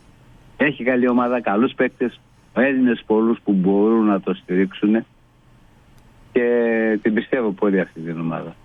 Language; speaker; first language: Greek; non-native, fluent; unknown